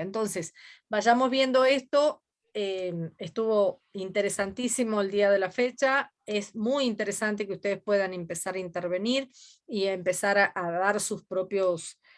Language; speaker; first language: Spanish; native; Spanish